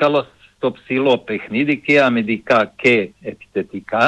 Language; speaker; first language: Greek; non-native, fluent; Serbian